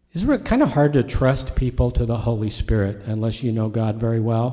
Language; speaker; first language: English; native; English